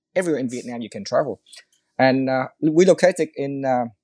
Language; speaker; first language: English; non-native, learner; Vietnamese